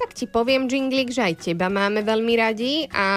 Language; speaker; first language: Slovak; native; Slovak